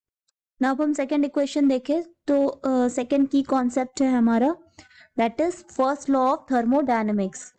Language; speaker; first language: Hindi; native; Hindi